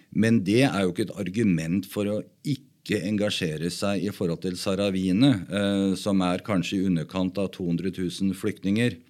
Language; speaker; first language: Norwegian; native; Norwegian